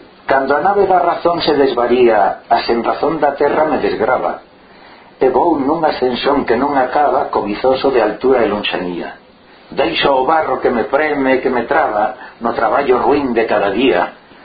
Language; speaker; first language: Galician; non-native, local second language; Spanish